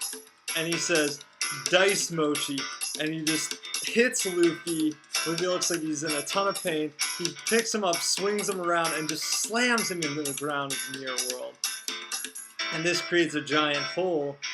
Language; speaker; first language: English; native; English